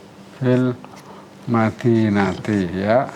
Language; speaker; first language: Arabic; non-native, fluent; Indonesian